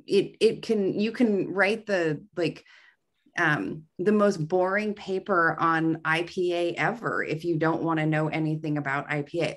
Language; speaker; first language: English; native; English